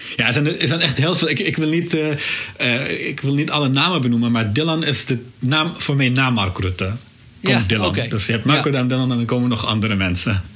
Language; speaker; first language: Dutch; non-native, fluent; Arabic